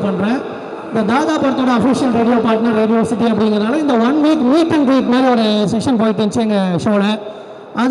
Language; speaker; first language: Tamil; native; Tamil